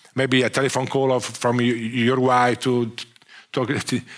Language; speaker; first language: English; non-native, fluent; Italian